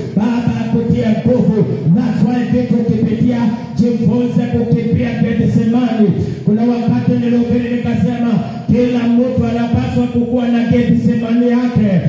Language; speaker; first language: Swahili; non-native, local second language; Luyia